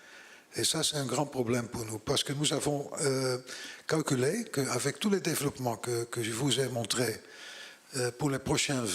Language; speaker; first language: French; non-native, learner; Dutch